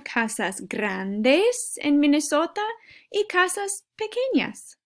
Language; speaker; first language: Spanish; non-native, fluent; English